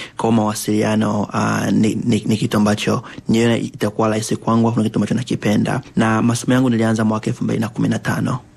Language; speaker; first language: Swahili; native; Swahili